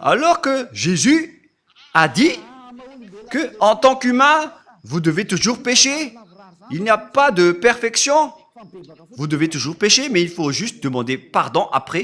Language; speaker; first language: French; non-native, local second language; Malagasy